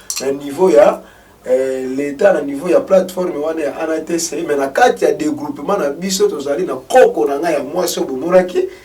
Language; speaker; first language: Lingala; non-native, local second language; Kongo